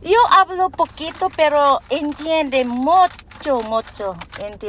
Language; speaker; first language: Spanish; non-native, learner; Waray